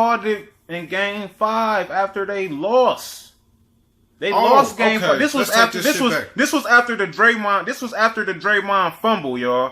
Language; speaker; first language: English; native; English